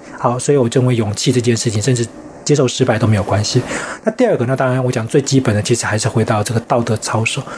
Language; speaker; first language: Chinese; native; Chinese